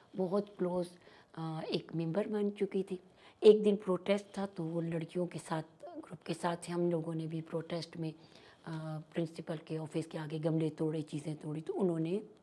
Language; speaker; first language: Urdu; non-native, local second language; Pashto